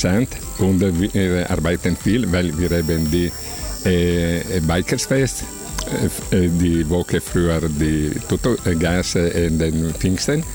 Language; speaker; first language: German; non-native, learner; Italian